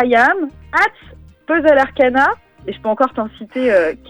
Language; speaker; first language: French; native; French